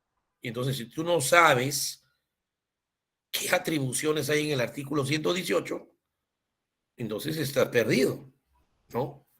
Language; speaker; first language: Spanish; native; Spanish